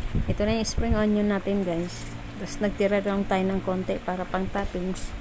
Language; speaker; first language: Filipino; native; Filipino